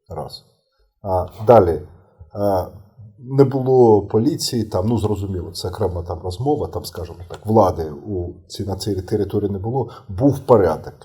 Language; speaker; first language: Ukrainian; native; Ukrainian